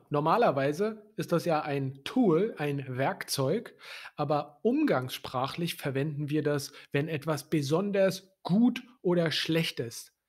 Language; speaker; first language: German; native; German